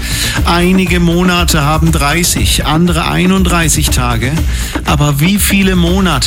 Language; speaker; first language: German; native; German